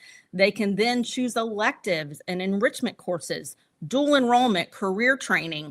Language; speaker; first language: English; native; English